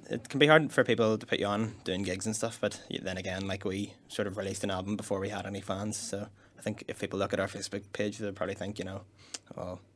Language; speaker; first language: English; native; English